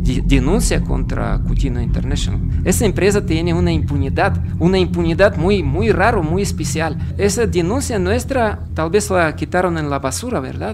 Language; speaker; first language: Spanish; non-native, fluent; Russian